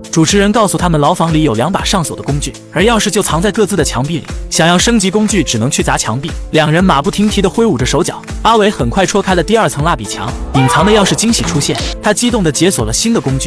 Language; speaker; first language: Chinese; native; Chinese